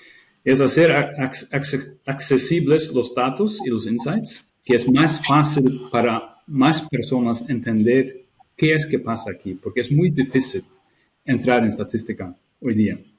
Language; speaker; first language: Spanish; non-native, fluent; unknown